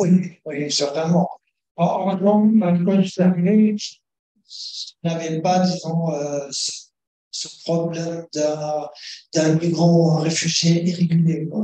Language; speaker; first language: French; non-native, fluent; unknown